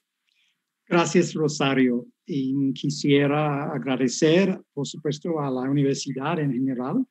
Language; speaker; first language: Spanish; non-native, fluent; English